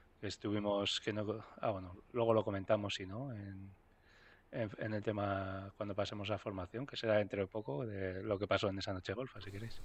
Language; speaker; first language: Spanish; native; Spanish